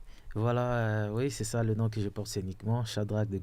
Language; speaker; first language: French; non-native, local second language; Lingala